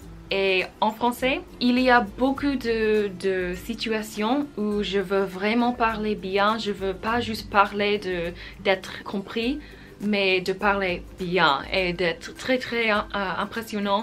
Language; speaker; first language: French; non-native, fluent; English